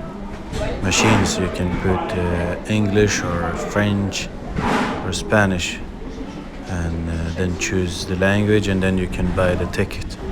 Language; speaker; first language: English; non-native, fluent; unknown